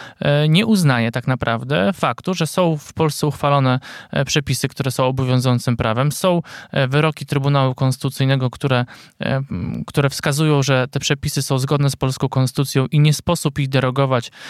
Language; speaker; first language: Polish; native; Polish